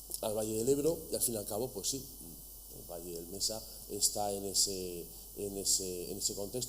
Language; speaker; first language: Spanish; native; Spanish